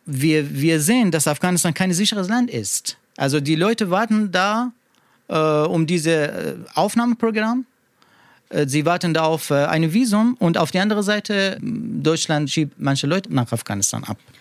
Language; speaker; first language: German; non-native, learner; Persian